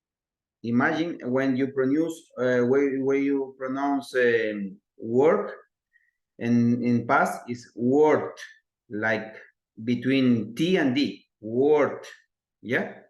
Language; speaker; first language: English; non-native, learner; Spanish